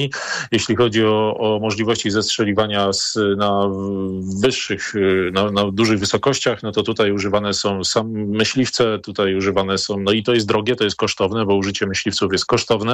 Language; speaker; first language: Polish; native; Polish